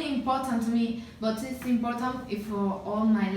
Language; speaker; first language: English; non-native, learner; Spanish